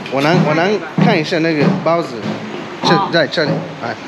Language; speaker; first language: Chinese; non-native, learner; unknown